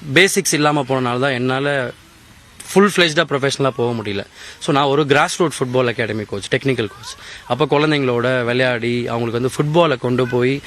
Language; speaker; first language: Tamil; non-native, local second language; Telugu